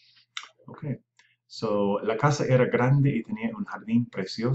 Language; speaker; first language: Spanish; non-native, fluent; English